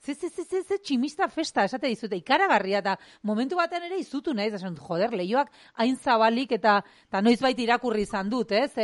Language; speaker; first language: Basque; native; Basque